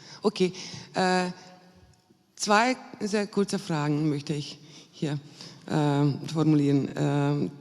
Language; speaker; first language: German; non-native, fluent; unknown